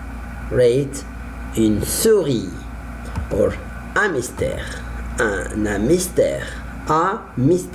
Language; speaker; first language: French; non-native, fluent; Arabic